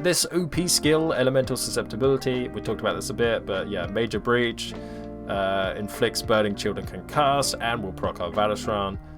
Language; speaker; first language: English; native; English